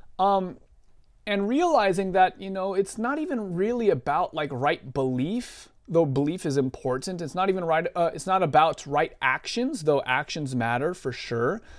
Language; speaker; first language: English; native; English